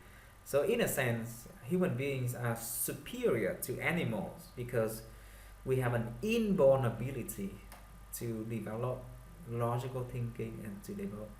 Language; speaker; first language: English; non-native, fluent; Vietnamese